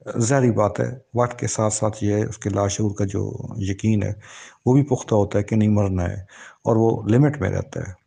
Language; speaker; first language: Urdu; native; Urdu